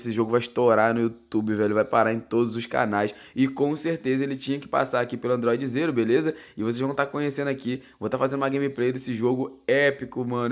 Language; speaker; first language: Portuguese; native; Portuguese